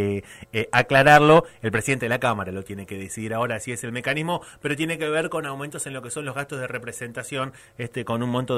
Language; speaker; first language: Spanish; native; Spanish